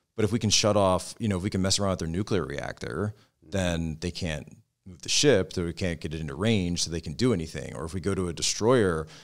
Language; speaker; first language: English; native; English